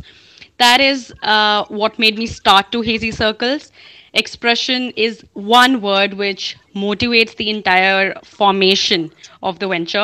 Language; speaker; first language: English; non-native, local second language; Hindi